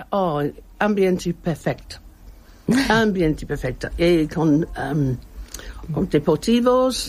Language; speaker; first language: Spanish; non-native, learner; English